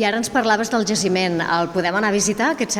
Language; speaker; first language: Catalan; native; Catalan